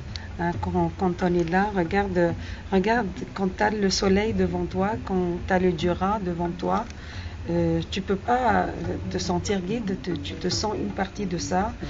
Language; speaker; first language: French; non-native, fluent; Arabic